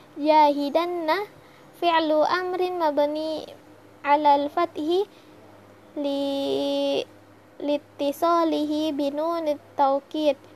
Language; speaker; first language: Arabic; non-native, learner; Indonesian